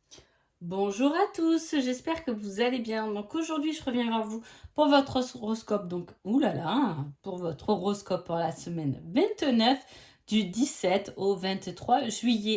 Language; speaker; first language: French; native; French